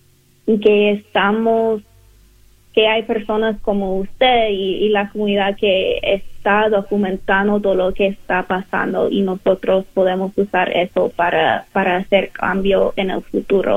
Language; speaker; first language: Spanish; non-native, learner; English